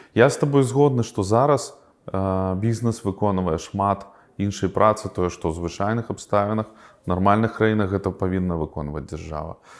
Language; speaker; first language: Belarusian; non-native, local second language; Russian